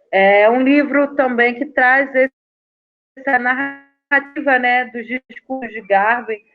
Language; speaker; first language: Portuguese; native; Portuguese